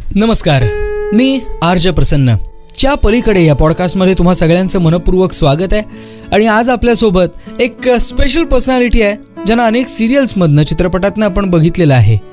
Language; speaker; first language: Marathi; native; Marathi